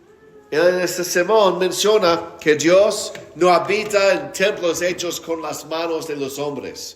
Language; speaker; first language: Spanish; non-native, fluent; English